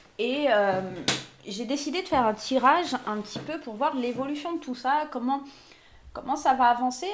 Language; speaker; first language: French; native; French